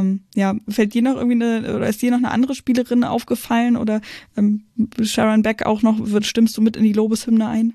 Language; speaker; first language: German; native; German